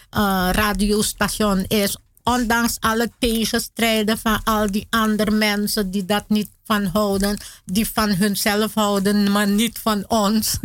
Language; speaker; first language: Dutch; non-native, learner; Spanish